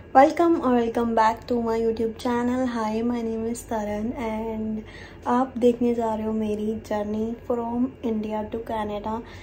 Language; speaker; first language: Hindi; non-native, local second language; Punjabi